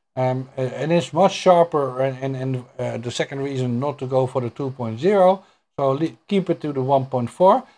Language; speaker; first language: English; non-native, fluent; Dutch